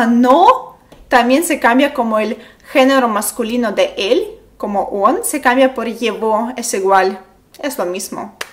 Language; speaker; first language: Spanish; non-native, fluent; Russian